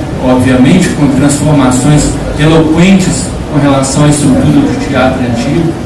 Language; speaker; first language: Portuguese; native; Portuguese